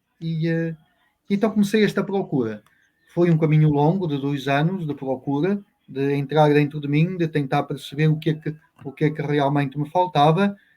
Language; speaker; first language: Portuguese; native; Portuguese